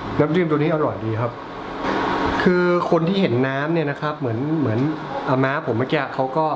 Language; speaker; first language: Thai; native; Thai